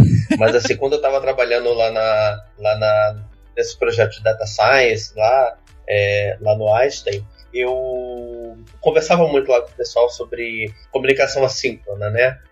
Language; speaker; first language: Portuguese; native; Portuguese